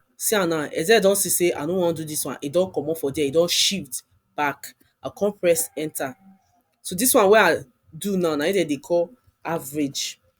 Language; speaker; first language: Nigerian Pidgin; non-native, local second language; Yoruba